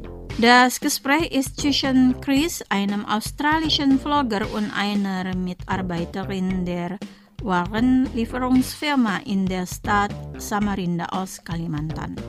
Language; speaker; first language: German; non-native, fluent; Indonesian